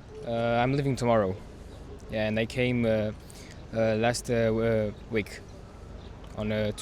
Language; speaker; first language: English; non-native, fluent; Romanian